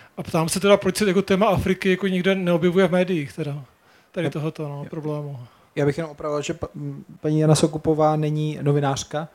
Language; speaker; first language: Czech; native; Czech